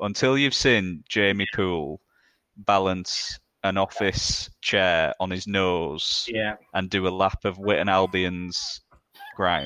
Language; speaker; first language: English; native; English